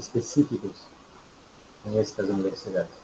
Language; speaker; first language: Spanish; non-native, learner; Portuguese